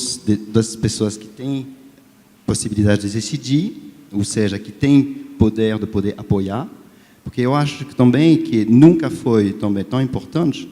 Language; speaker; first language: Portuguese; non-native, fluent; French